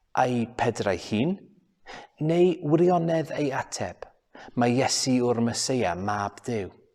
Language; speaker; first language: Welsh; non-native, local second language; English